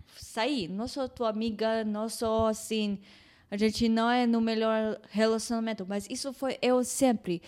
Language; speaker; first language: Portuguese; non-native, fluent; Hebrew